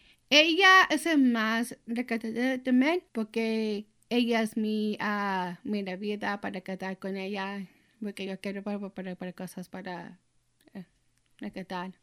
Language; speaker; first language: Spanish; early bilingual, heritage; Spanish